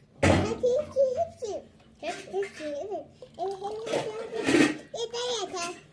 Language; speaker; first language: Turkish; early bilingual, other home language; Persian